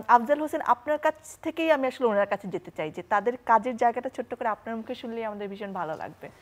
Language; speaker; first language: Bangla; native; Bangla